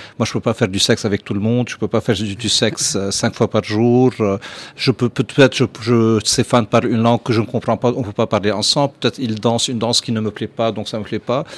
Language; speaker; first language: French; non-native, local second language; Arabic